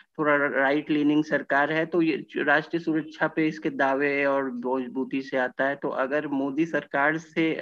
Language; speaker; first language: Hindi; native; Hindi